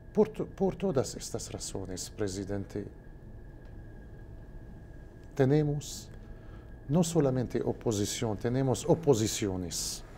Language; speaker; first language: Portuguese; non-native, learner; Spanish